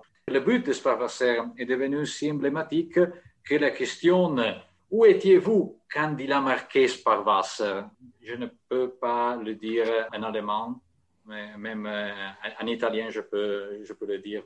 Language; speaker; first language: French; non-native, fluent; Italian